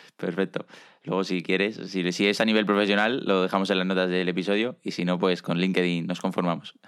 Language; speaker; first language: Spanish; native; Spanish